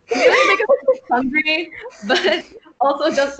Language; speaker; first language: English; non-native, local second language; Filipino